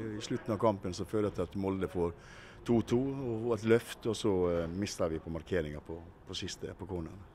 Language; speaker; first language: Norwegian; native; Norwegian